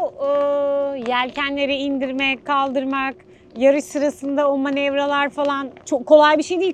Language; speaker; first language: Turkish; native; Turkish